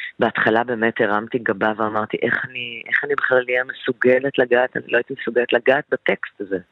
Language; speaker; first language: Hebrew; native; Hebrew